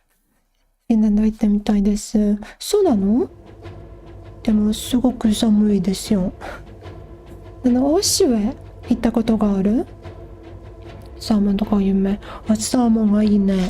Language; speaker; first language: Japanese; non-native, learner; English